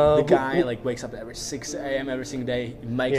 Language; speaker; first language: English; non-native, fluent; Vietnamese